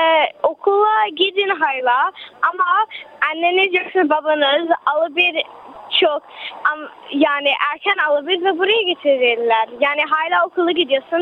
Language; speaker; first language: Turkish; early bilingual, heritage; Turkish